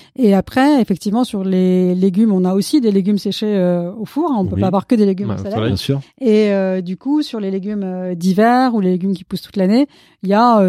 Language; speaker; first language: French; non-native, fluent; Malayalam